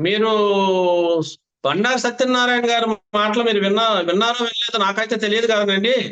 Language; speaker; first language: Telugu; native; Telugu